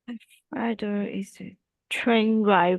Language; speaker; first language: English; non-native, learner; Vietnamese